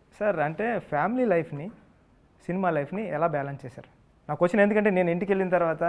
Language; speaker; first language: Telugu; native; Telugu